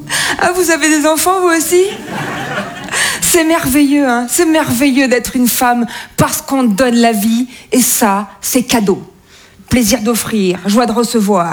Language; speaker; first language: French; native; French